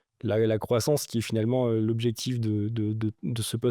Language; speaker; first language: French; native; French